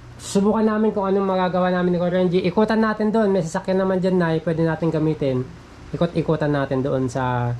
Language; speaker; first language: Filipino; native; Filipino